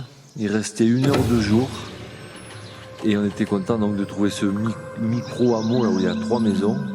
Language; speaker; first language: French; native; French